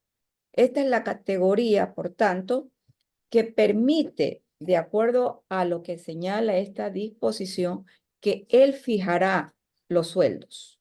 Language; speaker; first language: Spanish; native; Spanish